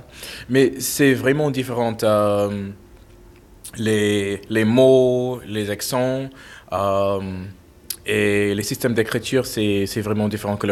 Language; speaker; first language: French; non-native, fluent; English